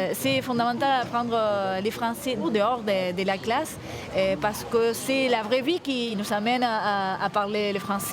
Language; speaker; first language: French; non-native, fluent; Spanish